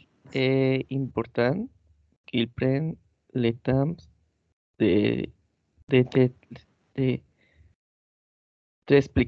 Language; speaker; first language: French; non-native, learner; Spanish